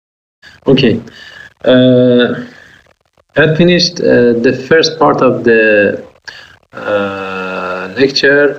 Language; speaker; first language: English; non-native, fluent; Persian